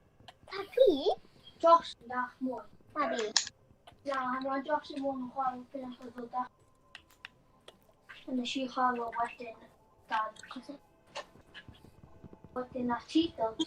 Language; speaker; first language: Welsh; non-native, local second language; English